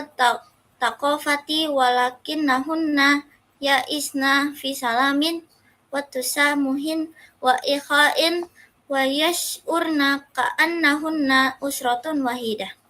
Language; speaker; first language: Arabic; non-native, learner; Indonesian